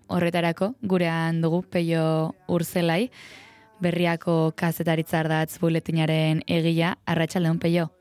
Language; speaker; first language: Basque; native; Basque